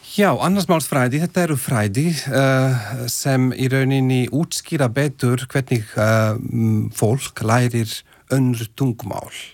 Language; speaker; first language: Icelandic; non-native, fluent; Slovak